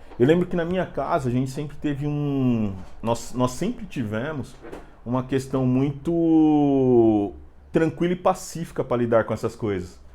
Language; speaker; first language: Portuguese; native; Portuguese